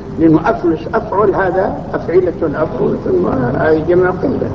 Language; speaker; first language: Arabic; native; Arabic